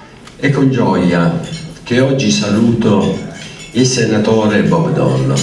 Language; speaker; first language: Italian; native; Italian